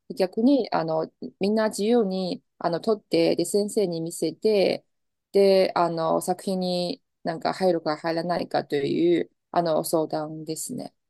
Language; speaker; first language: Japanese; non-native, fluent; Chinese